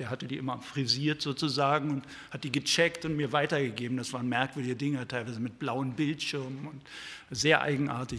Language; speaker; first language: German; native; German